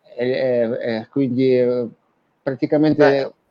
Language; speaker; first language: Italian; non-native, fluent; Ukrainian